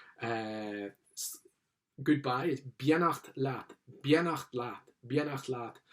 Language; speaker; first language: Irish; non-native, local second language; English